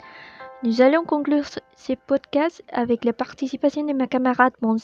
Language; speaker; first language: French; non-native, learner; Spanish